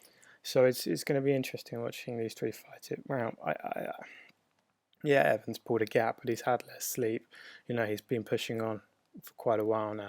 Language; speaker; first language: English; native; English